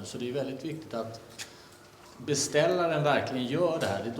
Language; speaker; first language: Swedish; native; Swedish